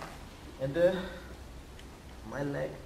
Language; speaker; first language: English; non-native, learner; German